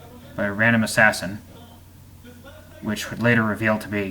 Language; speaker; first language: English; native; English